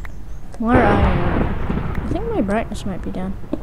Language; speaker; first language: English; native; English